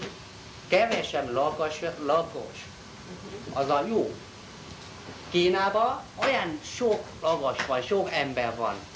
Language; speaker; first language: Hungarian; non-native, learner; Chinese